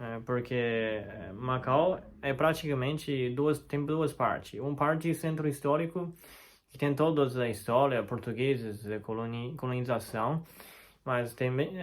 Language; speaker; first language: Portuguese; non-native, fluent; Chinese